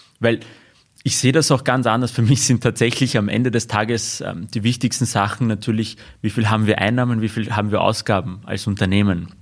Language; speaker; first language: German; early bilingual, other home language; Armenian